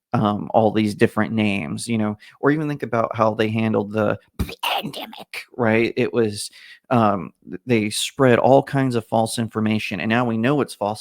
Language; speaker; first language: English; native; English